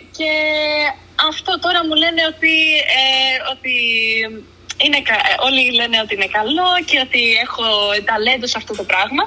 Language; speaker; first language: Greek; early bilingual, other home language; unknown